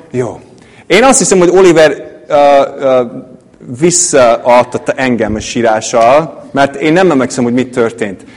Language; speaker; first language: Hungarian; non-native, fluent; English